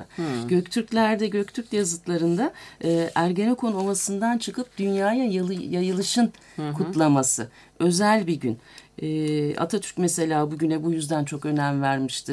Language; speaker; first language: Turkish; native; Turkish